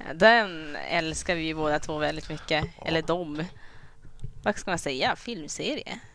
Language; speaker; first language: Swedish; early bilingual, other home language; Kinyarwanda